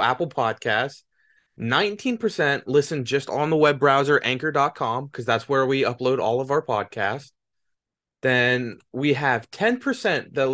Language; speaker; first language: English; native; English